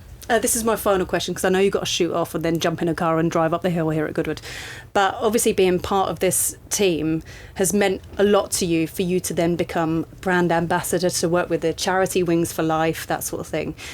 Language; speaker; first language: English; native; English